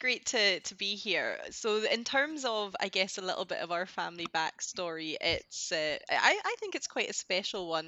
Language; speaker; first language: English; native; English